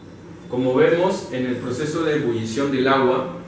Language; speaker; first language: Spanish; native; Spanish